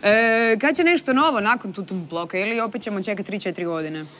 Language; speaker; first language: Bosnian; native; Bosnian